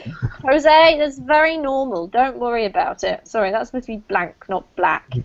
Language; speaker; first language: English; native; English